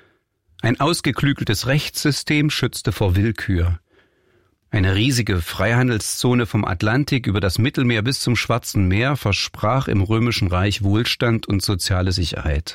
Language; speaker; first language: German; native; German